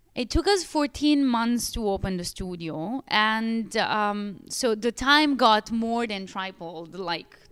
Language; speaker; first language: English; non-native, fluent; Italian